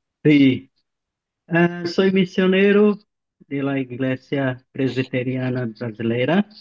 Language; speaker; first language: Spanish; non-native, learner; Portuguese